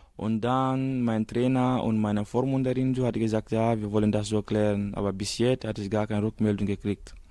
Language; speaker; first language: German; non-native, fluent; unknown